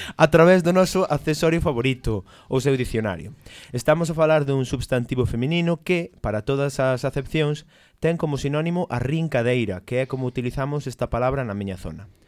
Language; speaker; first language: Galician; native; Galician